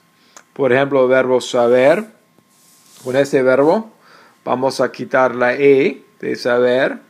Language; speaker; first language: Spanish; non-native, fluent; English